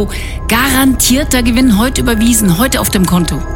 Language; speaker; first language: German; native; German